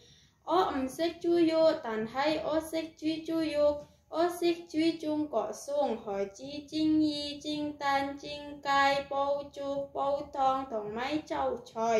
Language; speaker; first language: Cantonese; non-native, learner; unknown